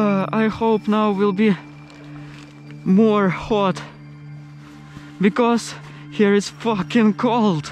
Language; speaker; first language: English; non-native, learner; Russian